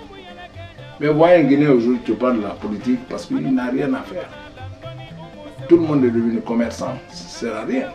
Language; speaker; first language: French; non-native, local second language; Mandingo